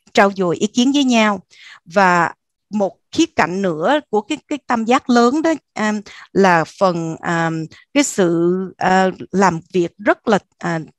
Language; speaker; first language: Vietnamese; early bilingual, heritage; Vietnamese